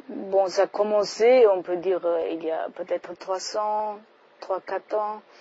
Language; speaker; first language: French; non-native, fluent; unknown